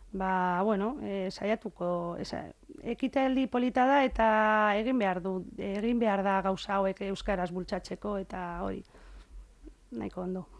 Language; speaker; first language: Basque; non-native, local second language; Spanish